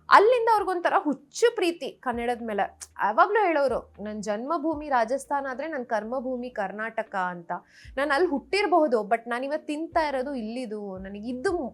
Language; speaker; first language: Kannada; non-native, local second language; Rajasthani